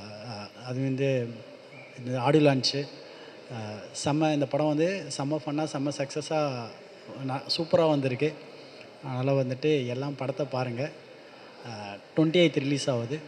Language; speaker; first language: Tamil; native; Tamil